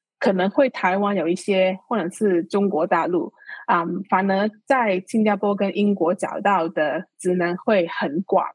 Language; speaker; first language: Chinese; non-native, local second language; Cantonese